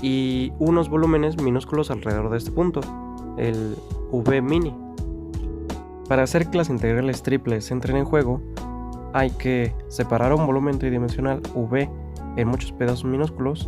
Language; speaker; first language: Spanish; native; Spanish